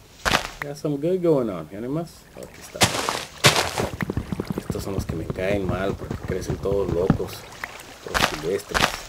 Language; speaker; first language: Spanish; early bilingual, heritage; Spanish